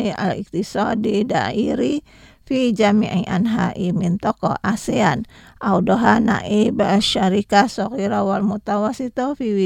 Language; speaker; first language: Arabic; non-native, fluent; Indonesian